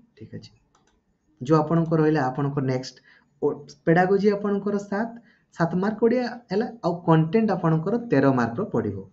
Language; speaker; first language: Odia; native; Odia